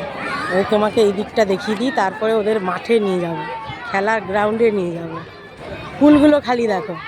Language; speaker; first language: Bangla; native; Bangla